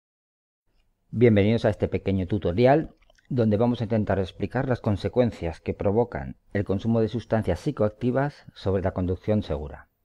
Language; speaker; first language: Spanish; native; Spanish